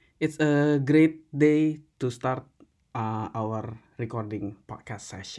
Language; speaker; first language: English; non-native, fluent; Indonesian